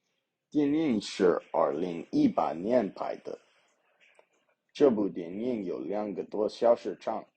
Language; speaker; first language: Chinese; non-native, learner; English